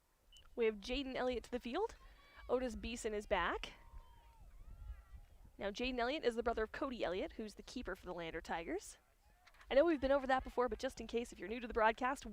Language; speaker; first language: English; native; English